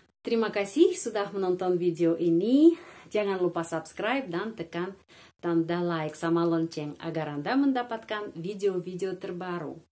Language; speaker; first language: Indonesian; non-native, fluent; Russian